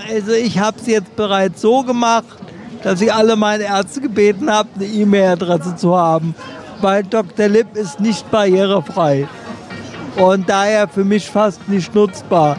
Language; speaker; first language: German; native; German